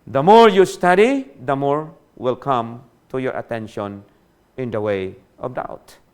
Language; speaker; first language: English; non-native, local second language; Hiligaynon